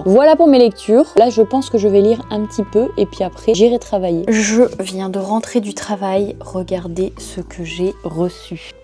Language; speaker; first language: French; native; French